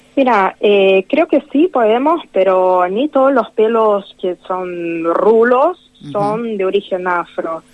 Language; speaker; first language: Spanish; non-native, fluent; Portuguese